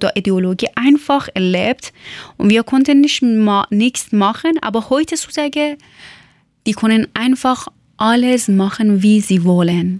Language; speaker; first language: German; non-native, local second language; Persian